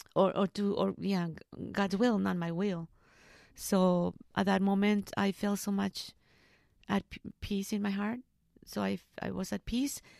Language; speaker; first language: English; non-native, fluent; Spanish